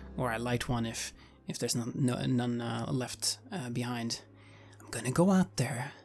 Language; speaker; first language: English; non-native, fluent; Swedish